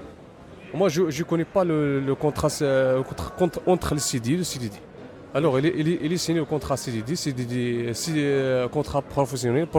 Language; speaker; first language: French; non-native, learner; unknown